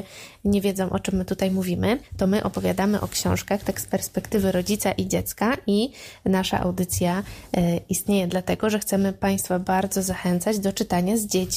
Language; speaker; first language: Polish; native; Polish